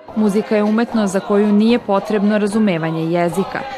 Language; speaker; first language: Serbian; native; Serbian